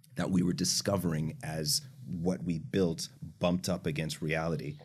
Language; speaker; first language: English; native; English